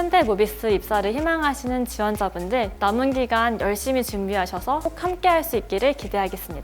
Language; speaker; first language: Korean; native; Korean